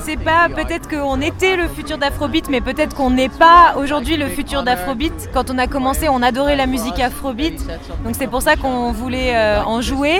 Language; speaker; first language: French; non-native, fluent; Dutch